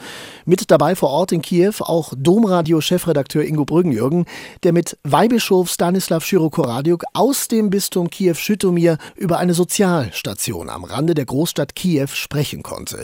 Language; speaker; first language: German; native; German